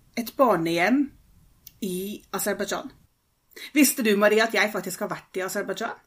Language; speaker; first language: Norwegian; native; Norwegian